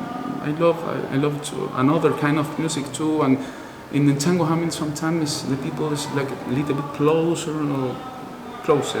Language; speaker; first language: English; non-native, learner; Spanish